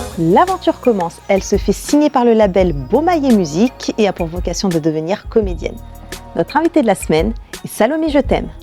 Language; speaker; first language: French; native; French